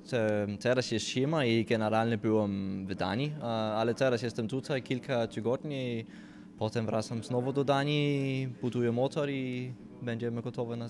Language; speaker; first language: Polish; non-native, learner; Danish